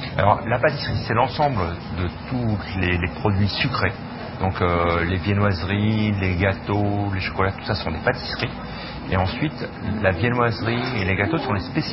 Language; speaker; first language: French; native; French